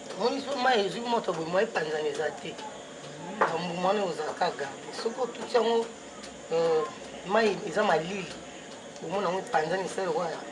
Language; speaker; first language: Lingala; non-native, local second language; Luba-Lulua